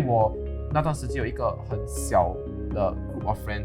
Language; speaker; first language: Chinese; non-native, local second language; English